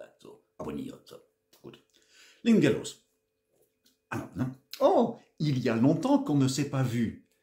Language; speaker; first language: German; non-native, fluent; French